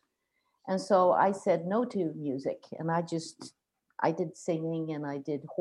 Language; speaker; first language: English; non-native, fluent; Swedish